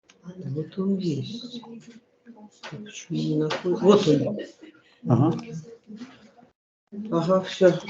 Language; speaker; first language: Russian; native; Russian